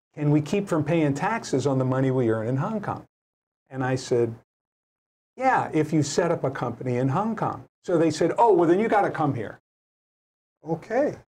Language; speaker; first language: English; native; English